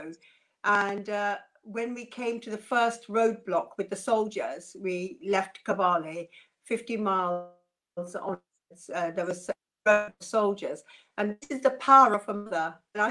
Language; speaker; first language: English; non-native, local second language; Punjabi